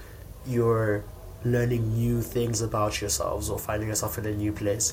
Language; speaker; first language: English; non-native, local second language; Xhosa